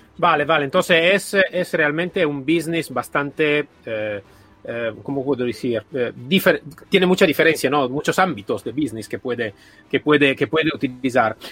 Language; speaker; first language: Spanish; non-native, fluent; Italian